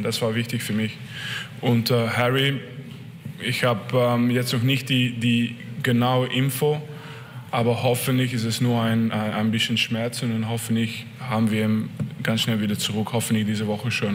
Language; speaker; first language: German; non-native, fluent; French